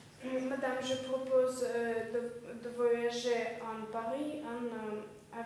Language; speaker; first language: French; non-native, learner; Russian